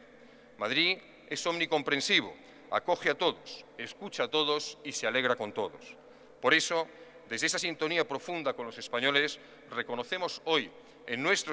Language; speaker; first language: Spanish; native; Spanish